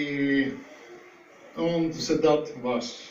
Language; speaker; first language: Russian; non-native, learner; Dutch